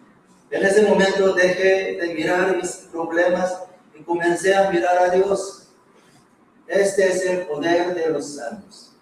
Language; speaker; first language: Spanish; non-native, fluent; Korean